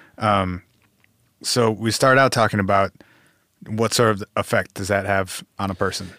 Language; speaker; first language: English; native; English